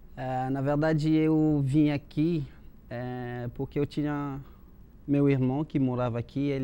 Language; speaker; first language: Portuguese; non-native, fluent; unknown